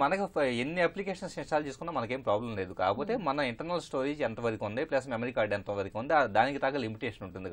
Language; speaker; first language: Telugu; native; Telugu